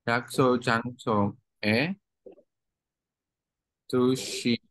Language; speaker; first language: Korean; non-native, learner; Burmese